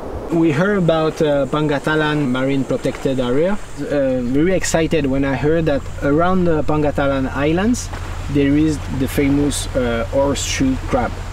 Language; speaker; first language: English; non-native, fluent; French